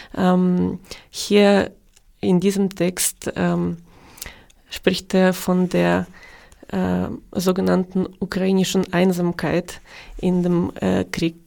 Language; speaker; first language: German; non-native, fluent; Ukrainian